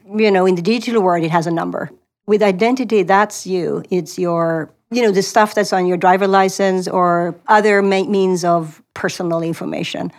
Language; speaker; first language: English; non-native, fluent; Swedish